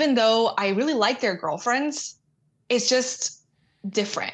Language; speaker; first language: English; native; English